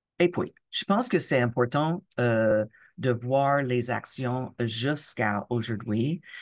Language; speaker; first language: French; non-native, local second language; English